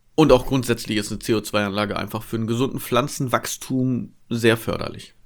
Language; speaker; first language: German; native; German